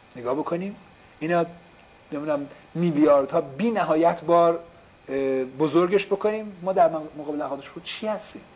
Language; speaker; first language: Persian; native; Persian